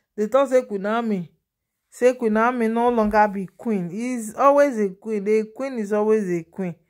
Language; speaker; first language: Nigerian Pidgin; non-native, local second language; Yoruba